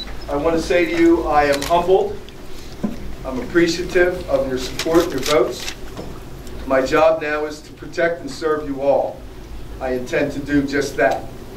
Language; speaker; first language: English; native; English